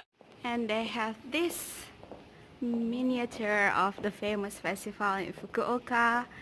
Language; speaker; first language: English; non-native, fluent; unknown